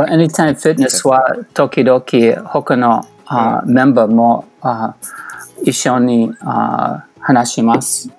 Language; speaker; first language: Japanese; non-native, learner; English